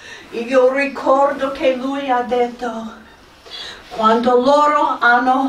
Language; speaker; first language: Italian; non-native, fluent; English